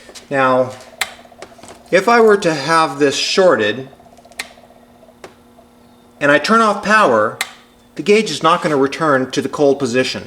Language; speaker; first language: English; native; English